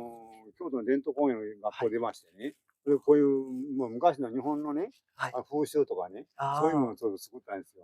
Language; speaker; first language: Japanese; native; Japanese